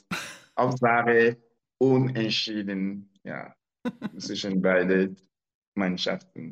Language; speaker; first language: German; non-native, learner; French